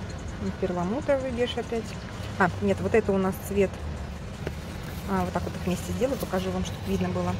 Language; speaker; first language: Russian; native; Russian